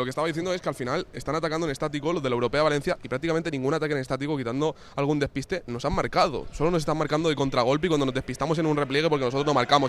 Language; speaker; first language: Spanish; native; Spanish